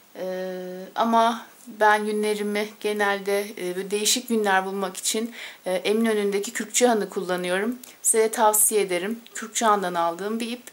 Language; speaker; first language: Turkish; native; Turkish